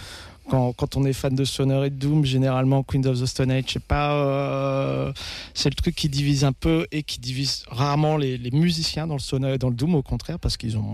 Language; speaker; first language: French; native; French